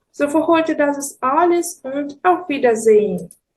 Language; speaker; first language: German; non-native, learner; Ukrainian